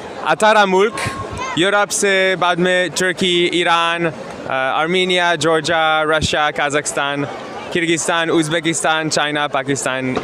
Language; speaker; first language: Hindi; non-native, learner; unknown